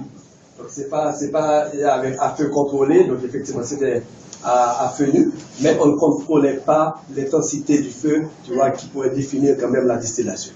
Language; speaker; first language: French; non-native, local second language; Haitian Creole